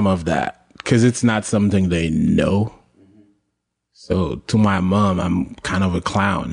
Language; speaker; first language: English; non-native, fluent; Haitian Creole